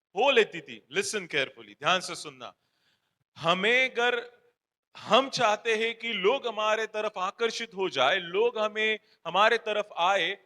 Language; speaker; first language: Hindi; non-native, local second language; Marathi